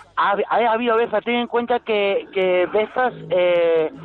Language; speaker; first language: Spanish; native; Spanish